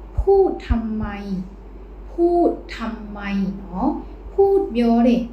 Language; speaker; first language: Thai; non-native, fluent; Burmese